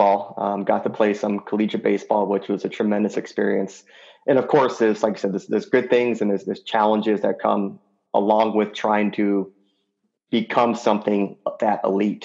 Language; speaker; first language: English; native; English